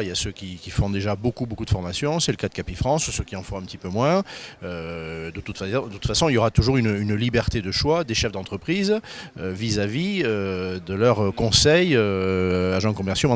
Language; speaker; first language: French; native; French